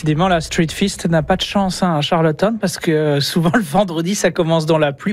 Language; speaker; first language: French; native; French